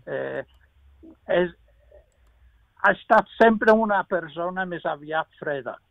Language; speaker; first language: Catalan; non-native, fluent; English